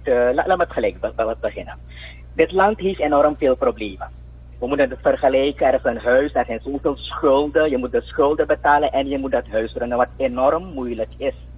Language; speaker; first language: Dutch; native; Dutch